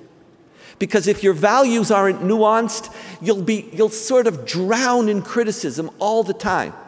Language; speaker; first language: English; native; English